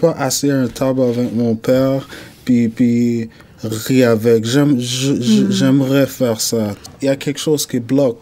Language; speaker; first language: French; non-native, fluent; English